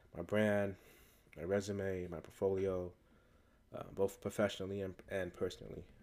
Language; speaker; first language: English; native; English